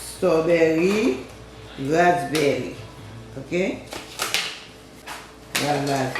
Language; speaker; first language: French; non-native, local second language; Haitian Creole